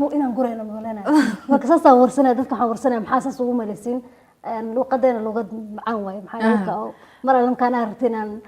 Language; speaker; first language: Somali; early bilingual, heritage; Somali